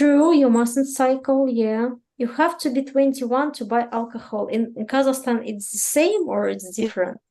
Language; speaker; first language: English; non-native, fluent; Russian